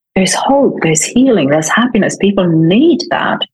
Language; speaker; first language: English; non-native, fluent; German